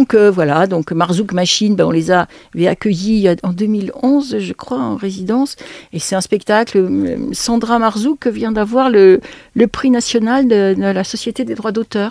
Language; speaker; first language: French; native; French